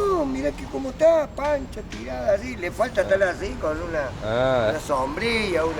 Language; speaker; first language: Spanish; native; Spanish